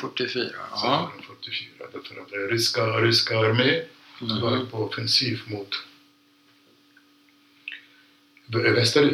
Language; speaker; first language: Swedish; non-native, fluent; Polish